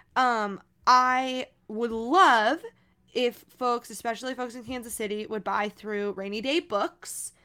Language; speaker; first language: English; native; English